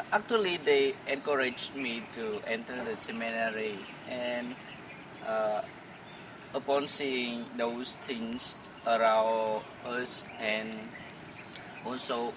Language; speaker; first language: English; non-native, fluent; Vietnamese